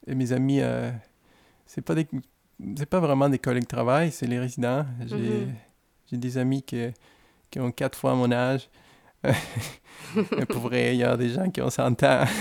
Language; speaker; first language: French; non-native, fluent; Spanish